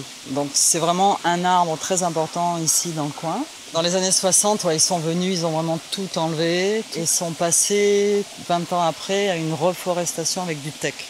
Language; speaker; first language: French; native; French